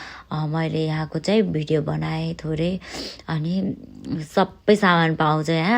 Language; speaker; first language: Nepali; native; Nepali